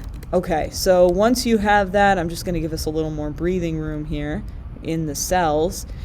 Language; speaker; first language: English; native; English